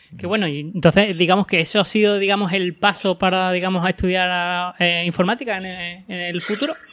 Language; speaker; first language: Spanish; native; Spanish